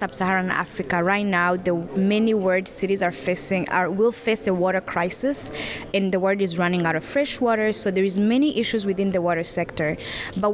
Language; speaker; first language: English; non-native, local second language; Kinyarwanda